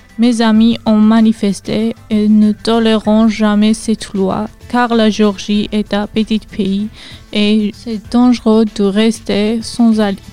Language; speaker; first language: French; non-native, learner; Georgian